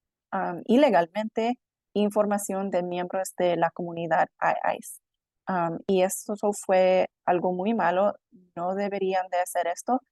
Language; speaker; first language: Spanish; non-native, fluent; English